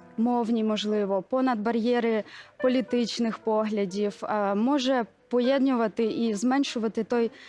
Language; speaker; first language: Ukrainian; native; Ukrainian